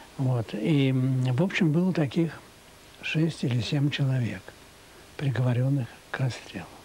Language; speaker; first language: Russian; native; Russian